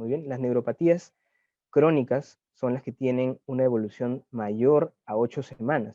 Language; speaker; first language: Spanish; native; Spanish